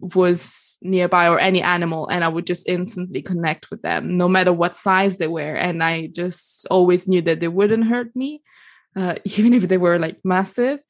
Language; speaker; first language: English; non-native, fluent; Italian